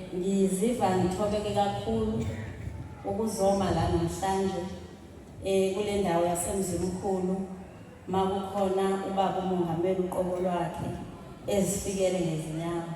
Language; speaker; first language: Zulu; native; Zulu